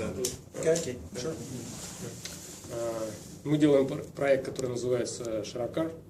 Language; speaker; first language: Russian; native; Russian